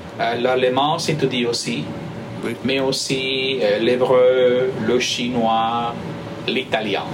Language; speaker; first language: French; non-native, fluent; Spanish